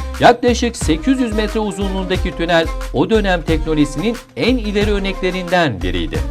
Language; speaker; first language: Turkish; native; Turkish